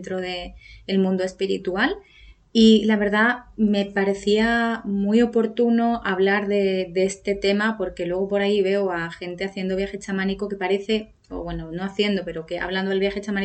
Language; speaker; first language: Spanish; native; Spanish